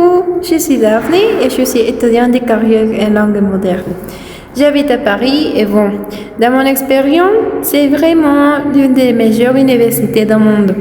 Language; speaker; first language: French; non-native, learner; Spanish